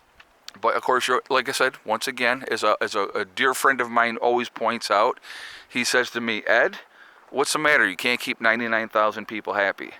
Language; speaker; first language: English; native; English